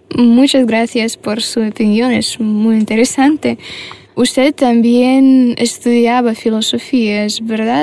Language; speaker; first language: Spanish; non-native, fluent; Russian